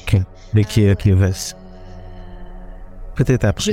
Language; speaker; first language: French; non-native, learner; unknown